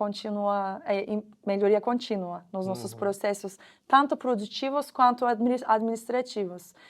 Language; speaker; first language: Portuguese; non-native, fluent; Turkish